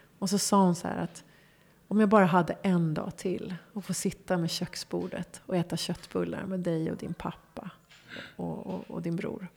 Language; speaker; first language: Swedish; early bilingual, other home language; Persian